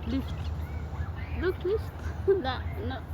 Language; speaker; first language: Arabic; non-native, learner; Amharic